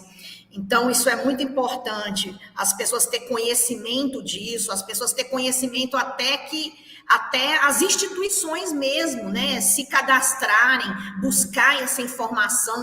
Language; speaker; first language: Portuguese; native; Portuguese